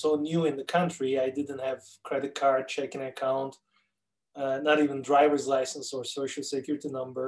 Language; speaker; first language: English; non-native, fluent; Turkish